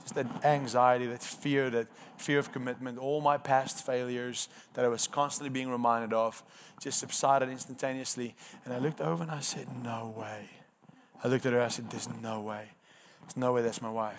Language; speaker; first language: English; non-native, local second language; Afrikaans